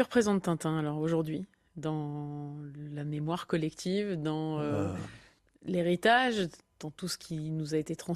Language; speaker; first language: French; native; French